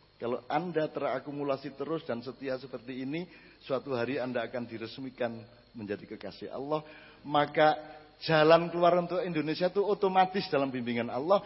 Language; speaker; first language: Indonesian; native; Indonesian